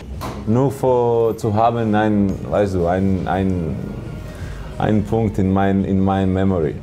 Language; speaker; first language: German; non-native, learner; Russian